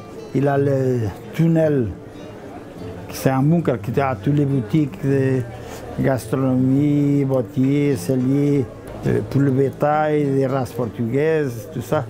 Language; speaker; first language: French; non-native, fluent; Portuguese